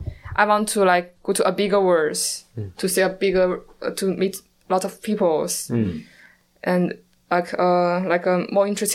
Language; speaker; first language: English; non-native, learner; Chinese